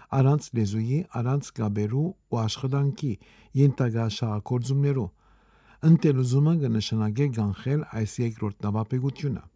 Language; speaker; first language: Armenian; early bilingual, heritage; Armenian